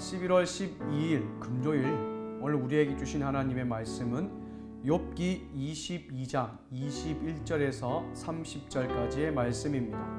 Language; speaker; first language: Korean; native; Korean